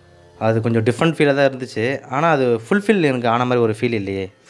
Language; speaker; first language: Tamil; native; Tamil